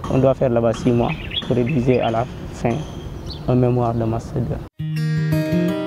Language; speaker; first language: French; non-native, local second language; Wolof